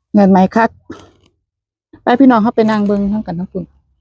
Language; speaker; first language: Thai; native; Thai